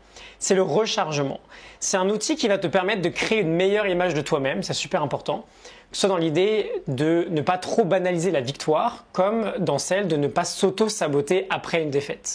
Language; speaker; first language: French; native; French